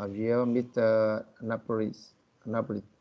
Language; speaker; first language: English; non-native, learner; Vietnamese